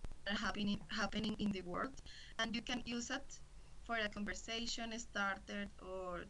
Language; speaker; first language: English; non-native, learner; Spanish